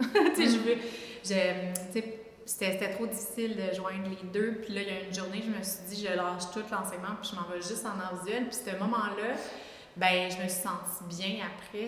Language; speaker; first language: French; native; French